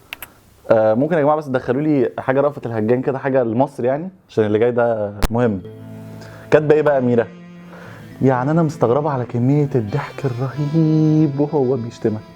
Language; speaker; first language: Arabic; native; Arabic